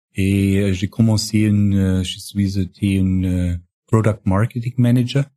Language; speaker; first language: French; non-native, learner; German